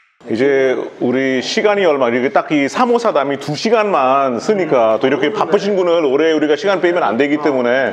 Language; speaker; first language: Korean; non-native, fluent; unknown